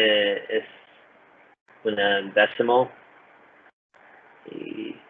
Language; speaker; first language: Spanish; non-native, learner; English